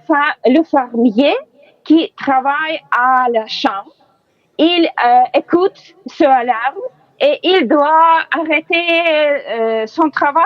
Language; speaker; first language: French; non-native, learner; Ukrainian